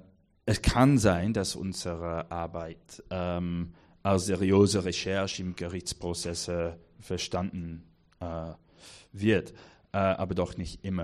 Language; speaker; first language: German; non-native, learner; English